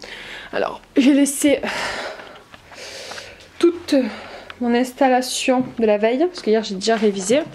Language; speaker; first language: French; native; French